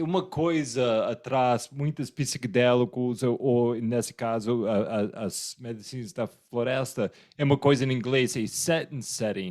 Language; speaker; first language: Portuguese; non-native, fluent; English